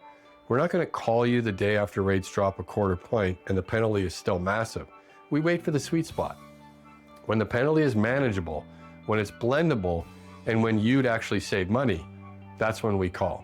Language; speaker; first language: English; native; English